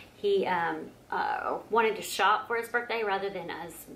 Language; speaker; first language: English; native; English